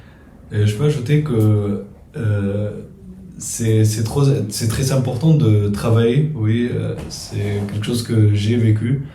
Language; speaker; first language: French; non-native, fluent; Arabic